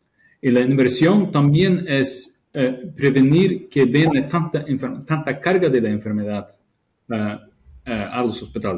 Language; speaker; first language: Spanish; non-native, fluent; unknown